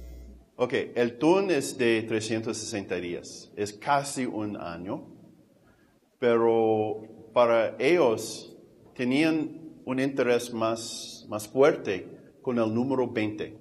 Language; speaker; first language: Spanish; non-native, fluent; English